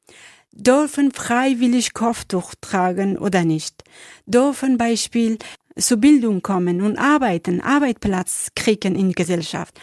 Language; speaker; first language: German; non-native, learner; Persian